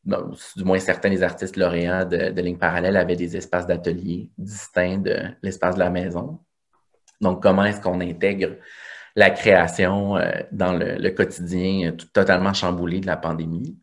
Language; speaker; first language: French; native; French